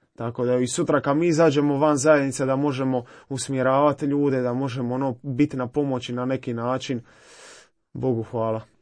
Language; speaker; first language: Croatian; native; Croatian